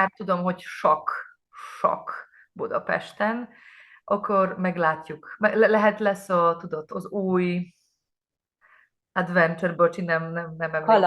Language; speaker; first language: Hungarian; non-native, learner; Polish